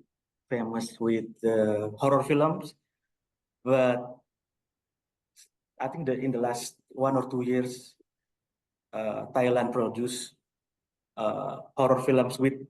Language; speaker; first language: English; non-native, local second language; Indonesian